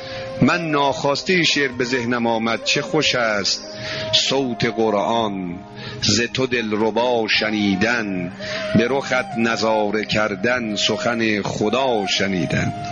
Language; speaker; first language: Persian; native; Persian